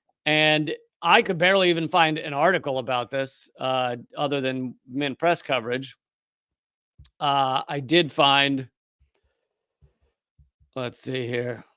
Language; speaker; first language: English; native; English